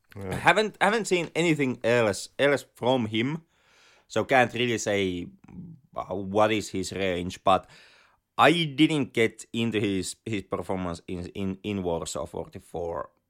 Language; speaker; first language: English; non-native, fluent; Finnish